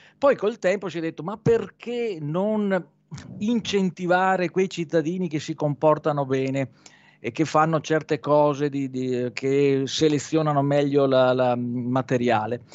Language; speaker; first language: Italian; native; Italian